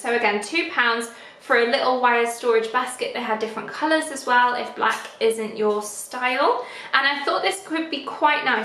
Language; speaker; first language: English; native; English